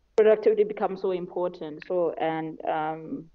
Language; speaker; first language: English; non-native, local second language; Xhosa